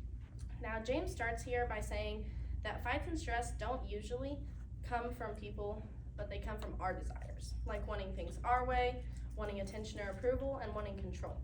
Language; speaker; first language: English; native; English